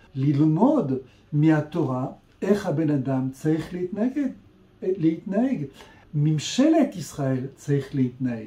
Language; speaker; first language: Hebrew; non-native, fluent; French